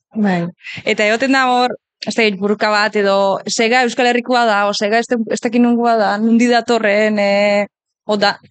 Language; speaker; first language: Basque; native; Basque